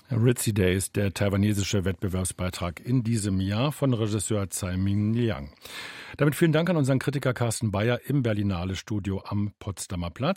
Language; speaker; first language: German; native; German